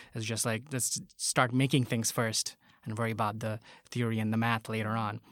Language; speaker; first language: English; non-native, local second language; Bangla